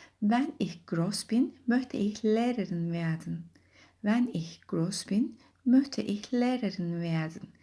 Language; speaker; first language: German; non-native, fluent; Turkish